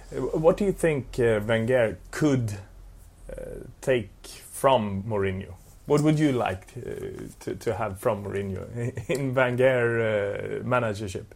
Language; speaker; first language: English; non-native, fluent; Swedish